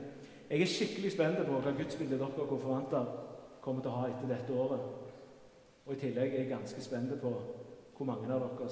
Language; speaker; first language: Norwegian; native; Norwegian